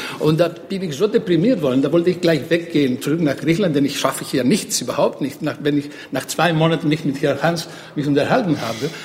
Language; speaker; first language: German; non-native, fluent; Greek